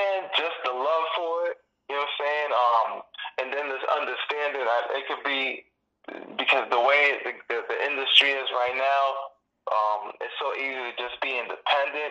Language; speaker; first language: English; early bilingual, other home language; Spanish